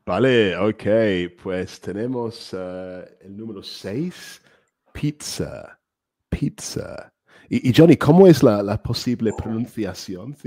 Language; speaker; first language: Spanish; non-native, fluent; English